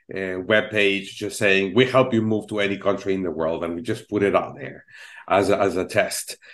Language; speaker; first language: English; non-native, fluent; Spanish